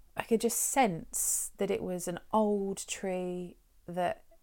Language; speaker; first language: English; native; English